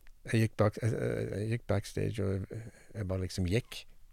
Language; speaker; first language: Norwegian; non-native, fluent; English